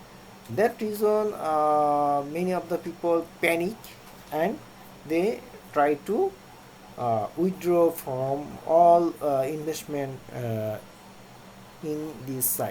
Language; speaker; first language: English; non-native, local second language; Bangla